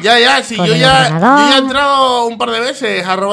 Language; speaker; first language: Spanish; native; Spanish